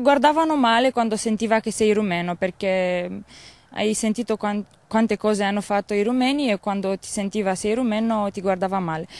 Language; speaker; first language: Italian; non-native, learner; Romanian